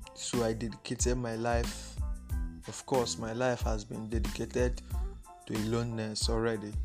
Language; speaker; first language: English; non-native, local second language; Igbo